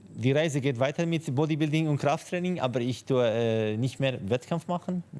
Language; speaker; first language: German; non-native, fluent; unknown